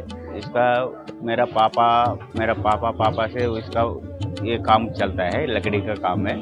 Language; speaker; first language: Hindi; non-native, local second language; Telugu